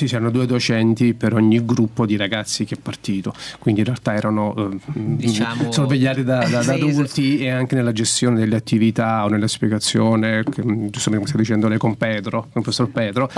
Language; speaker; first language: Italian; native; Italian